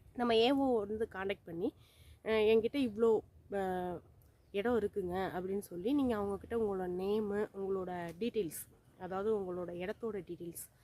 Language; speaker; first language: Tamil; native; Tamil